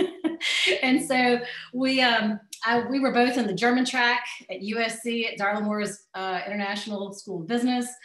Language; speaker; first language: English; native; English